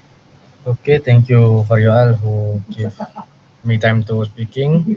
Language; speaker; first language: English; non-native, learner; Indonesian